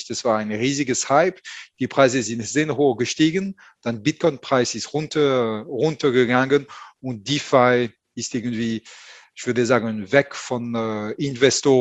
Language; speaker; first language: German; non-native, fluent; French